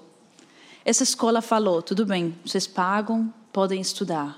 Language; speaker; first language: Portuguese; non-native, fluent; Arabic